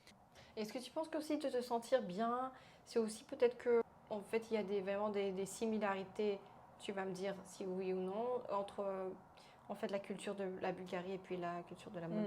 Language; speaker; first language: French; non-native, fluent; Bulgarian